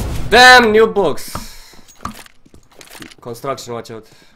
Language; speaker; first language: English; non-native, fluent; Romanian